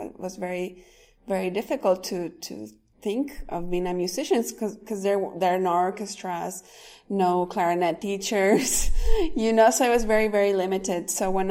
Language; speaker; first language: English; non-native, fluent; Spanish